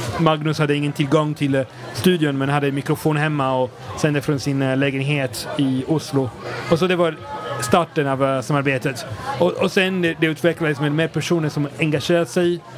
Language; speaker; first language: Swedish; non-native, fluent; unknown